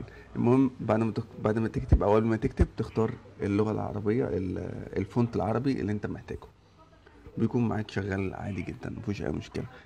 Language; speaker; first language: Arabic; native; Arabic